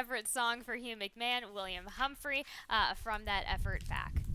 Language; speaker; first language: English; native; English